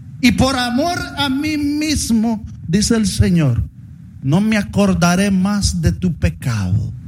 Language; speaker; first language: Spanish; native; Spanish